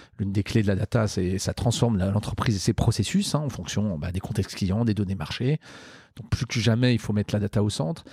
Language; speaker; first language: French; native; French